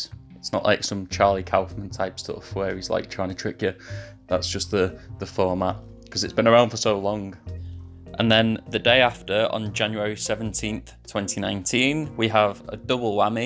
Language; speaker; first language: English; native; English